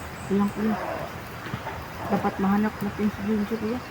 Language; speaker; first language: Filipino; non-native, local second language; Cebuano